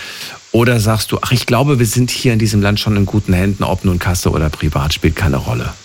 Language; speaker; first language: German; native; German